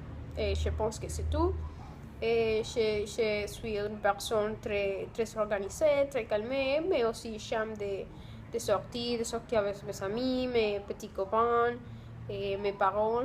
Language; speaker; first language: French; non-native, learner; Spanish